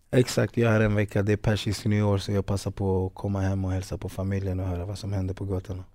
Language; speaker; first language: Swedish; early bilingual, other home language; Ganda